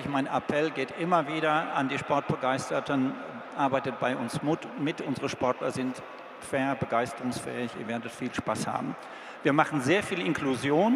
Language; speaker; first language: German; native; German